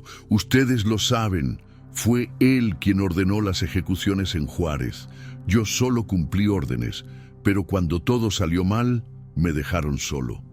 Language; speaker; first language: Spanish; native; Spanish